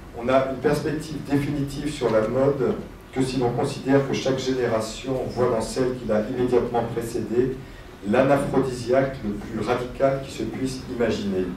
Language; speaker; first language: French; native; French